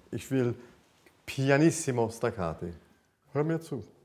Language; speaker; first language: German; non-native, fluent; English